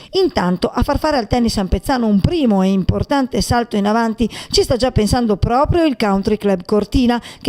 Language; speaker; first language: Italian; native; Italian